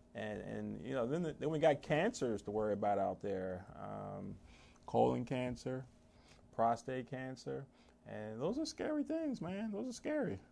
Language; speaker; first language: English; native; English